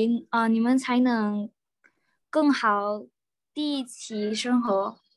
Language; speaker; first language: Chinese; non-native, learner; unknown